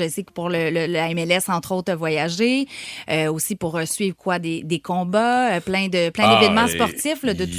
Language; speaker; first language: French; native; French